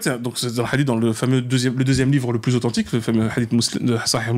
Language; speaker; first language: French; native; French